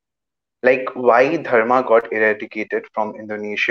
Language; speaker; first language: English; non-native, local second language; Hindi